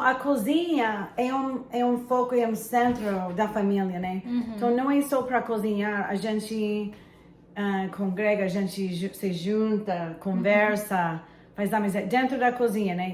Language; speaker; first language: Portuguese; non-native, fluent; English